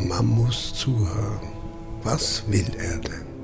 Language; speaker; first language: German; non-native, fluent; English